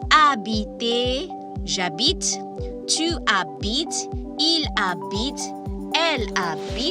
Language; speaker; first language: French; non-native, learner; Malay